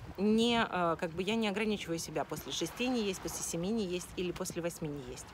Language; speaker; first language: Russian; native; Russian